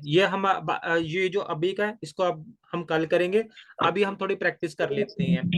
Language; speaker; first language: Hindi; non-native, local second language; Punjabi